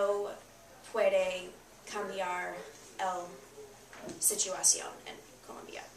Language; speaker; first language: Spanish; non-native, learner; English